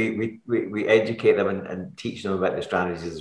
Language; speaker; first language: English; native; English